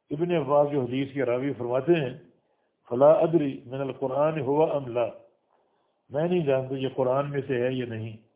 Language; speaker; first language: Urdu; native; Urdu